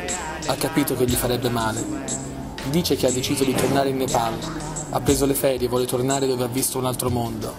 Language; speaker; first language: Italian; native; Italian